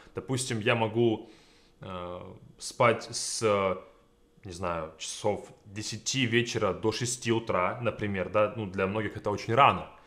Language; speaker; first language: Russian; native; Russian